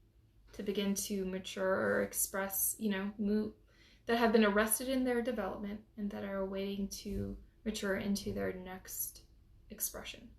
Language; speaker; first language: English; native; English